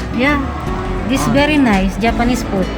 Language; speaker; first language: English; non-native, learner; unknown